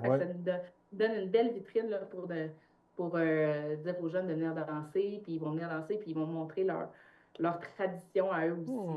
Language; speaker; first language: French; native; French